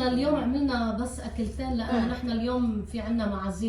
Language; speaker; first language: Arabic; native; Arabic